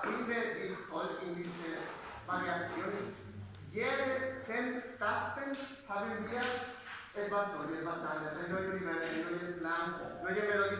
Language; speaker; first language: German; non-native, learner; Spanish